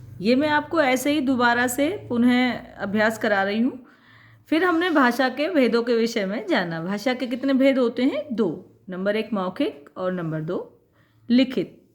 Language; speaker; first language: Hindi; native; Hindi